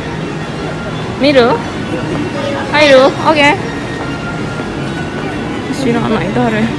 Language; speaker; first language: Japanese; non-native, fluent; Indonesian